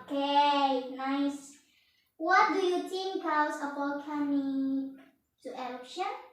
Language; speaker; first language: English; non-native, learner; Indonesian